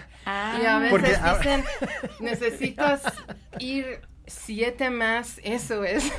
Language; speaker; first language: Spanish; non-native, learner; Persian